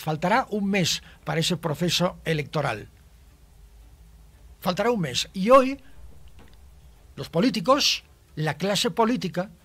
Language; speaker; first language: Spanish; native; Spanish